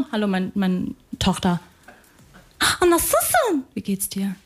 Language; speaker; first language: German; early bilingual, other home language; Arabic